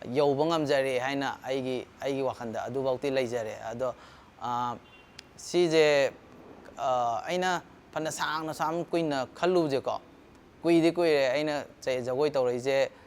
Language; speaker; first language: Manipuri; native; Manipuri